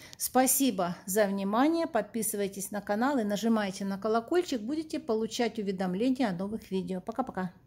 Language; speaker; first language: Russian; native; Russian